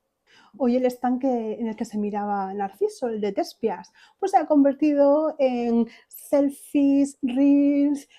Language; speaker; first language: Spanish; native; Spanish